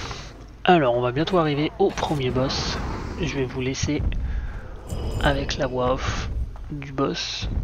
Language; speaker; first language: French; native; French